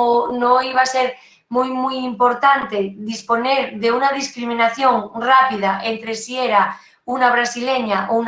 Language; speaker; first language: Spanish; native; Spanish